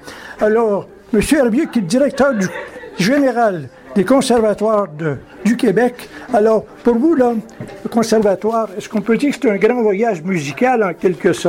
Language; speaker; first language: French; native; French